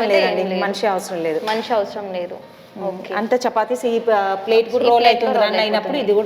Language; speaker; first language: Telugu; native; Telugu